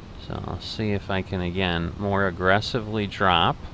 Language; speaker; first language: English; native; English